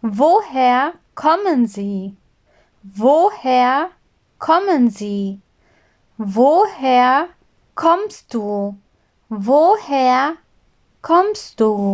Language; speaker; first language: German; non-native, fluent; Urdu